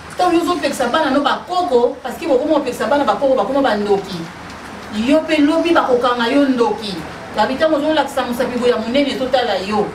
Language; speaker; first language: Lingala; non-native, local second language; Kongo